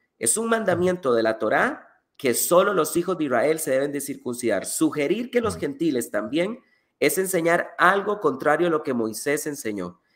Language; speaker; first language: Spanish; native; Spanish